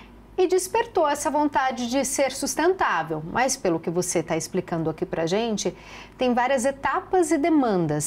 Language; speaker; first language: Portuguese; native; Portuguese